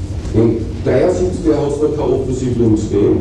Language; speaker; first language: German; native; German